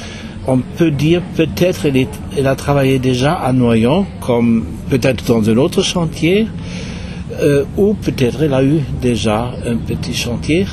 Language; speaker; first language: French; non-native, fluent; German